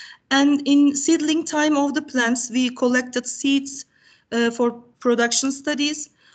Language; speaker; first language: English; non-native, fluent; Turkish